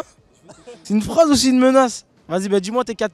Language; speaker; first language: French; native; French